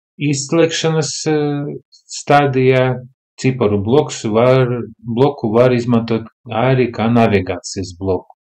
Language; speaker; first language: Latvian; non-native, local second language; Russian